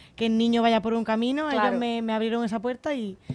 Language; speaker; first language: Spanish; native; Spanish